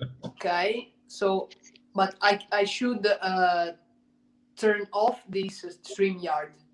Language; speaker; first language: English; non-native, fluent; Italian